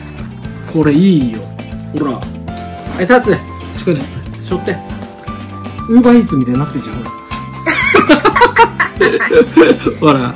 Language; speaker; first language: Japanese; native; Japanese